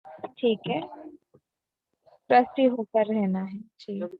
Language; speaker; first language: Hindi; native; Hindi